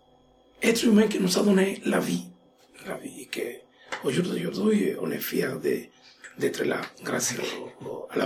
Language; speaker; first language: French; non-native, fluent; Spanish